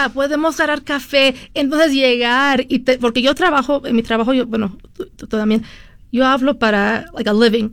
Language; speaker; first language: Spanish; early bilingual, heritage; Spanish